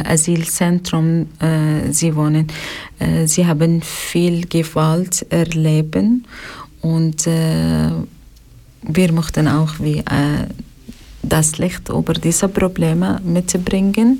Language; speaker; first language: German; non-native, learner; Arabic